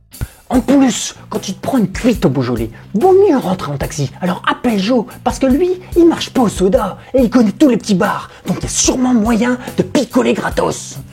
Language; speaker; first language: French; native; French